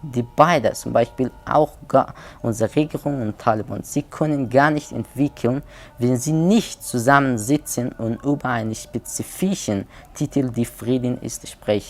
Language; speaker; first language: German; non-native, learner; Persian